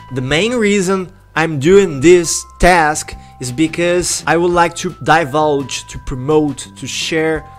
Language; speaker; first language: English; non-native, fluent; Spanish